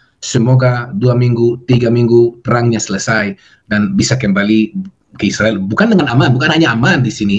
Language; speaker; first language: Indonesian; non-native, fluent; Hebrew